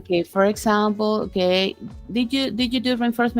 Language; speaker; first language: English; non-native, fluent; Spanish